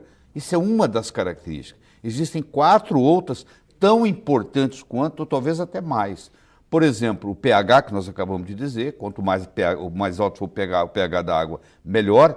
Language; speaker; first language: Portuguese; native; Portuguese